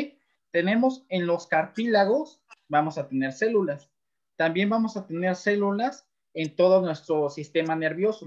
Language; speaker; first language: Spanish; native; Spanish